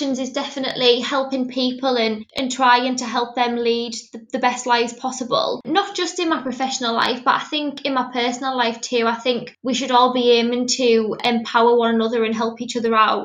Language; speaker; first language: English; native; English